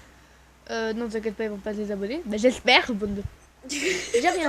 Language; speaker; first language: French; native; French